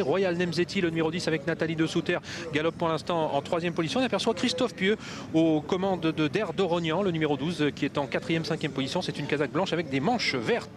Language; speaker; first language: French; native; French